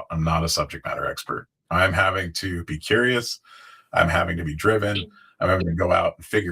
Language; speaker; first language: English; native; English